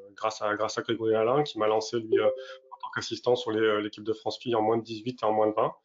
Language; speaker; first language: French; native; French